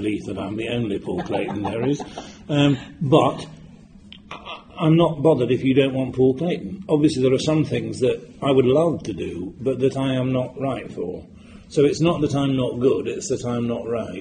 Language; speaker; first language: English; native; English